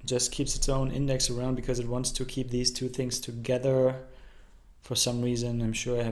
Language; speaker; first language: English; non-native, fluent; German